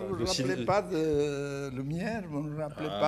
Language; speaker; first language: French; non-native, fluent; Portuguese